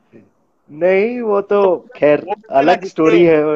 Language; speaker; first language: Hindi; non-native, local second language; Gujarati